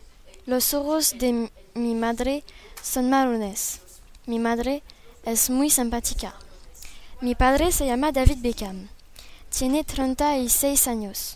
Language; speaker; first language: Spanish; non-native, learner; French